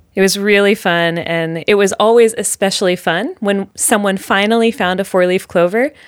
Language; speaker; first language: English; native; English